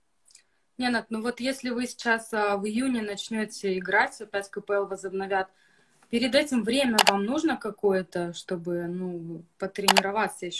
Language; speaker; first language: Russian; native; Russian